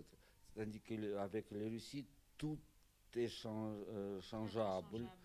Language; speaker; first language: French; non-native, fluent; Russian